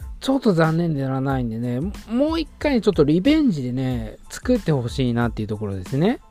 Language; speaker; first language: Japanese; native; Japanese